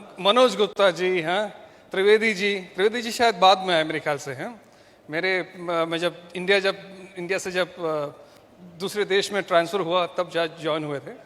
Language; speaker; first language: Hindi; non-native, local second language; Malayalam